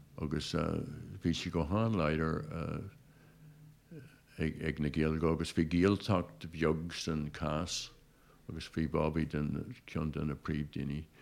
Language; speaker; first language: Irish; non-native, local second language; English